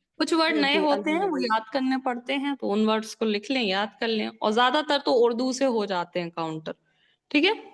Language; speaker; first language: Urdu; native; Urdu